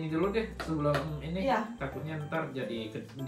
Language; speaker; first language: Indonesian; native; Indonesian